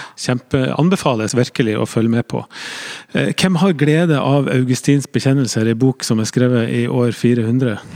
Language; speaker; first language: Norwegian; native; Norwegian